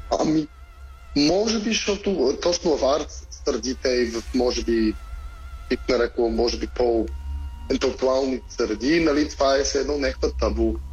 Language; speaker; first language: Bulgarian; non-native, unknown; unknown